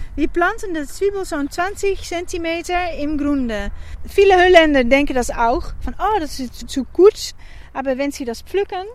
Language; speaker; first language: German; non-native, learner; Dutch